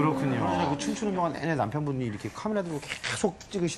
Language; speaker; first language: Korean; native; Korean